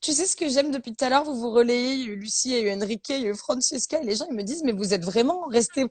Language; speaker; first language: French; native; French